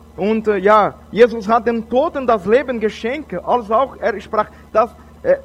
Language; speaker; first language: German; non-native, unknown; Portuguese